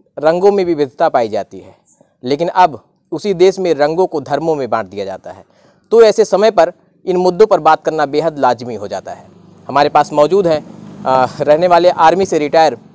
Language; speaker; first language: Hindi; native; Hindi